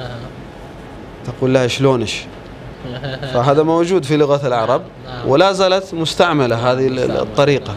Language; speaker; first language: Arabic; native; Arabic